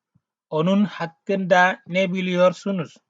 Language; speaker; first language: Turkish; non-native, learner; Wolof